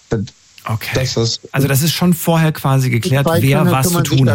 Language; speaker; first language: German; native; German